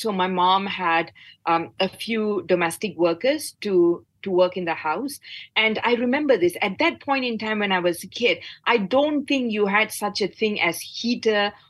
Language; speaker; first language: English; non-native, local second language; Tamil